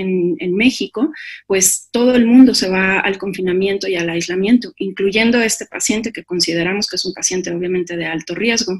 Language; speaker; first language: Spanish; native; Spanish